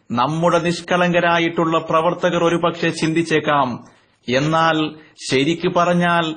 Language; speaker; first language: Malayalam; native; Malayalam